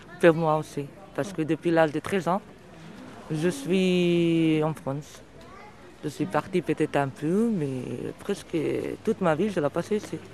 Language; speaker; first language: French; non-native, fluent; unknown